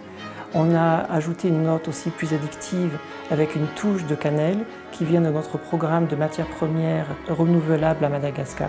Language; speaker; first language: French; native; French